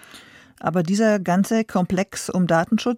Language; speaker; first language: German; native; German